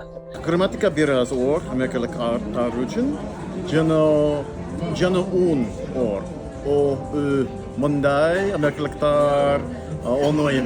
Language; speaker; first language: Kyrgyz; non-native, learner; English